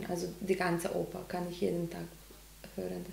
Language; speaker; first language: German; non-native, learner; Macedonian